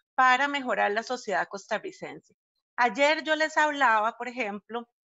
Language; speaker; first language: Spanish; native; Spanish